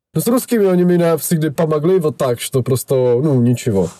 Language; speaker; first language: Russian; non-native, fluent; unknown